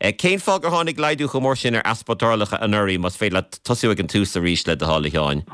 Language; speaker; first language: Irish; native; Irish